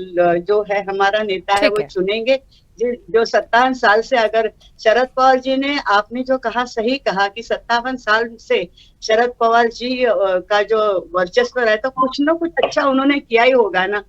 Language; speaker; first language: Hindi; non-native, local second language; Marathi